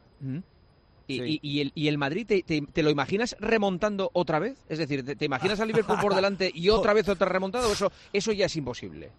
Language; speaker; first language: Spanish; native; Spanish